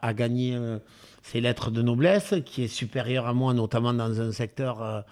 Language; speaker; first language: French; native; French